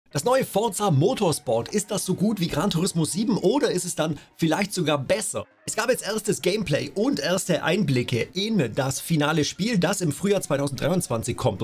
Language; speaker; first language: German; native; German